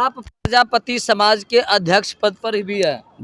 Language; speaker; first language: Hindi; native; Hindi